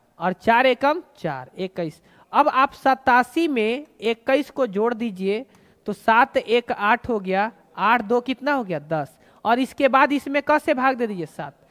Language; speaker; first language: Hindi; native; Hindi